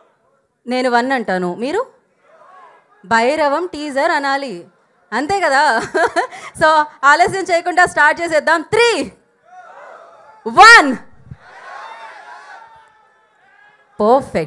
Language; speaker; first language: Telugu; native; Telugu